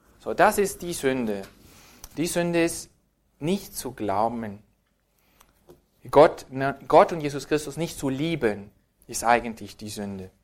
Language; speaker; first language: German; non-native, fluent; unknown